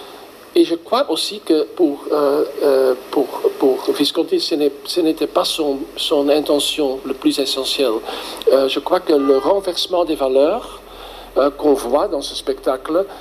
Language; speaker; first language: French; non-native, fluent; Dutch